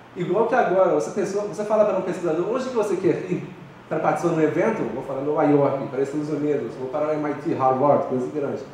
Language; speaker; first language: Portuguese; non-native, fluent; Persian